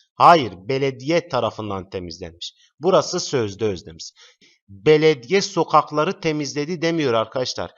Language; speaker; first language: Turkish; native; Turkish